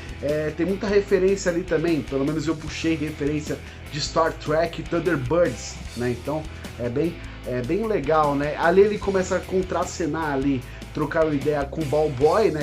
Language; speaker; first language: Portuguese; native; Portuguese